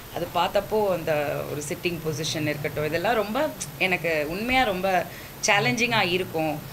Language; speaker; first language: Tamil; native; Tamil